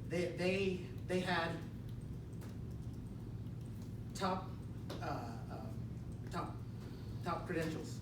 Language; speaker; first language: English; non-native, fluent; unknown